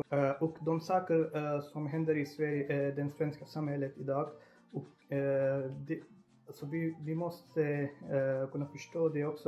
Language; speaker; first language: Swedish; non-native, fluent; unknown